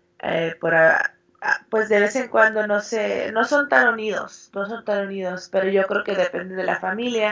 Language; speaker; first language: Spanish; early bilingual, heritage; Spanish